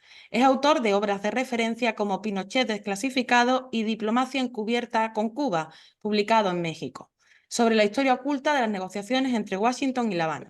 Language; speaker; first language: Spanish; native; Spanish